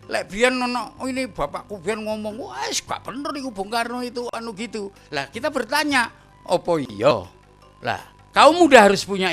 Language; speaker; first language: Indonesian; native; Indonesian